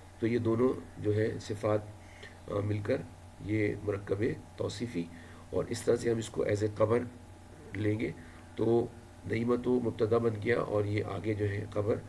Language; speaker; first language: Urdu; native; Urdu